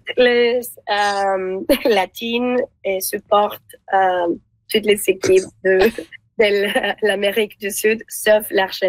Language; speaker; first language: French; non-native, learner; Spanish